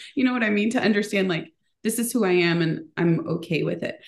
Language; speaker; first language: English; early bilingual, other home language; Spanish